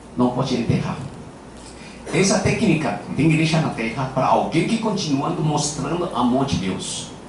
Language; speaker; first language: Portuguese; non-native, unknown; Chinese